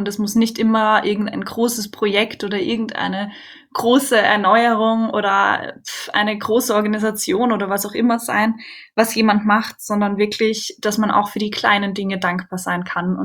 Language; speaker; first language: German; native; German